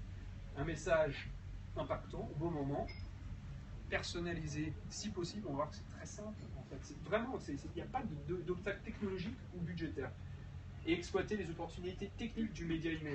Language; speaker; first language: French; native; French